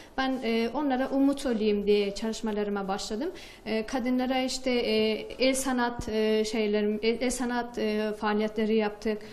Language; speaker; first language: Turkish; non-native, fluent; Persian